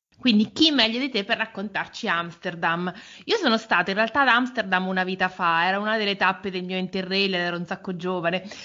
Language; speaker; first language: Italian; native; Italian